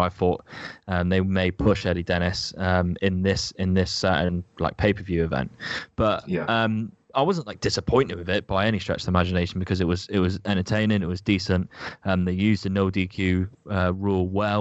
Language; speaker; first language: English; native; English